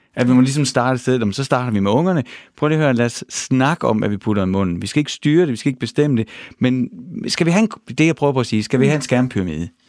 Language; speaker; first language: Danish; native; Danish